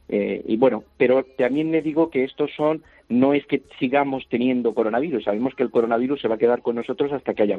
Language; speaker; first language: Spanish; native; Spanish